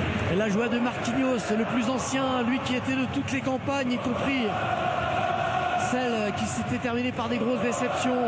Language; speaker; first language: French; native; French